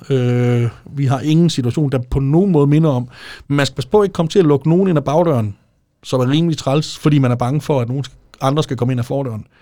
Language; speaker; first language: Danish; native; Danish